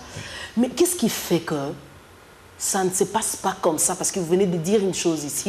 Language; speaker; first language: French; non-native, local second language; Lingala